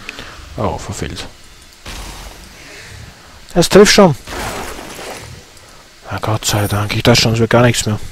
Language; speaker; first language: German; native; German